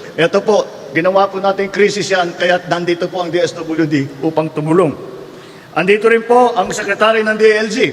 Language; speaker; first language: Filipino; native; Filipino